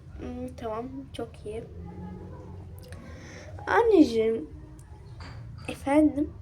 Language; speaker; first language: Turkish; early bilingual, other home language; Arabic